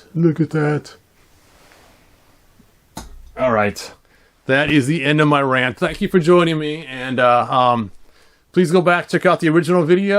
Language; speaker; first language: English; native; English